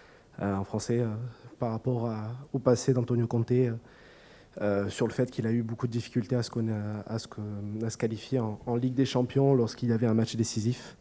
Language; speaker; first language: French; native; French